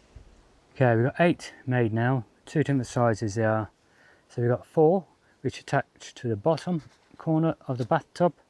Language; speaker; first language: English; native; English